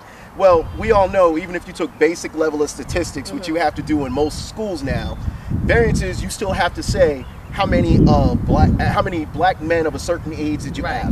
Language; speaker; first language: English; native; English